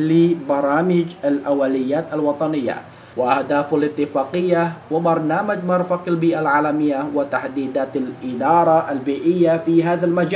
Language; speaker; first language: Arabic; non-native, fluent; Indonesian